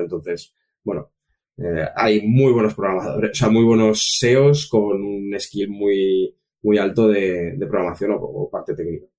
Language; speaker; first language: Spanish; native; Spanish